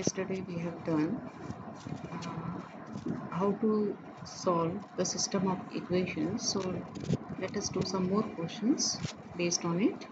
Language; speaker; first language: English; non-native, local second language; Hindi